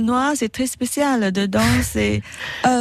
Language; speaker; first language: French; non-native, learner; Chinese